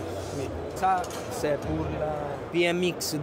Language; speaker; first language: French; non-native, learner; Italian